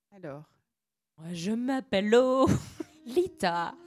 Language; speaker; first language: French; native; French